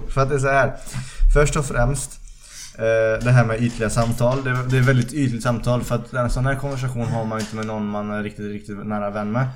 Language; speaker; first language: Swedish; early bilingual, other home language; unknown